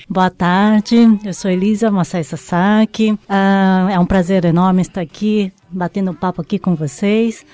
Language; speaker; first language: Portuguese; early bilingual, other home language; Japanese